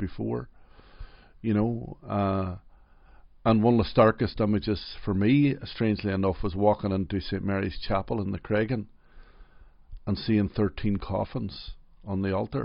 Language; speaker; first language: English; native; English